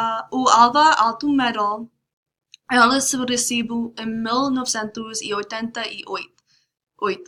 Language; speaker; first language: Portuguese; non-native, learner; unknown